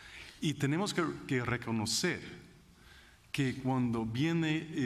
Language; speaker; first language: Spanish; non-native, fluent; English